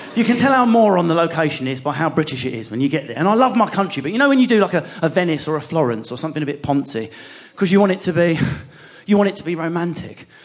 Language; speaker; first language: English; native; English